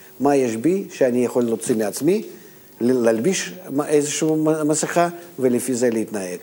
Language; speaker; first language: Hebrew; non-native, fluent; Russian